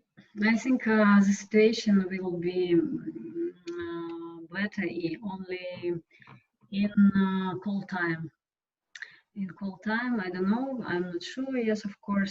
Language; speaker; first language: English; non-native, learner; Russian